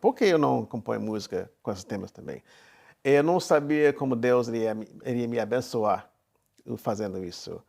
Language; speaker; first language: Portuguese; non-native, fluent; English